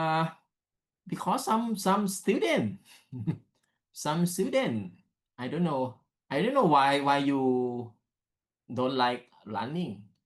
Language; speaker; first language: English; non-native, learner; Thai